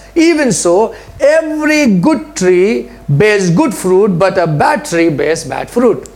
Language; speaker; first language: English; non-native, local second language; Telugu